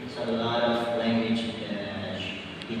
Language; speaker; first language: English; non-native, learner; Indonesian